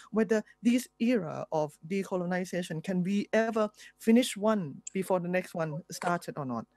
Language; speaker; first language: English; non-native, fluent; Thai